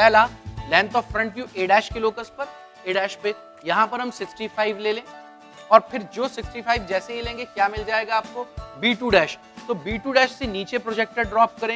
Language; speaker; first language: Hindi; native; Hindi